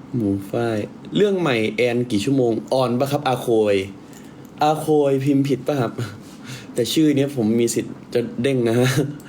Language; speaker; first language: Thai; native; Thai